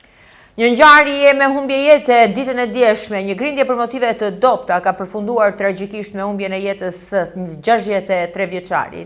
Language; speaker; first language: Albanian; native; Albanian